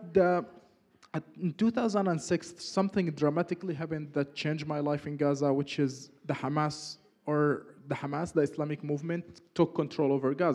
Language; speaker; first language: English; non-native, fluent; Arabic